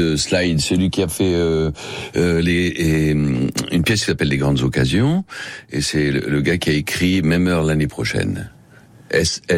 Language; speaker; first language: French; non-native, local second language; Spanish